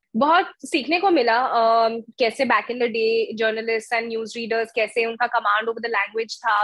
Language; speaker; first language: Hindi; native; Hindi